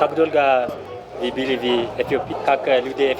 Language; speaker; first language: Russian; non-native, learner; Amharic